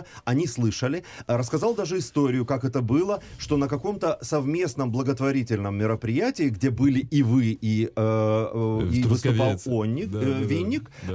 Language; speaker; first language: Russian; native; Russian